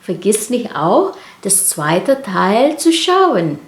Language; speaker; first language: German; non-native, learner; Indonesian